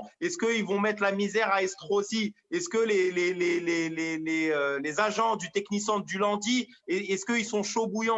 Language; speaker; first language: French; native; French